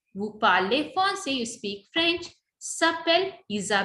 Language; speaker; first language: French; non-native, learner; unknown